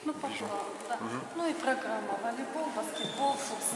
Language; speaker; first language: Russian; native; Russian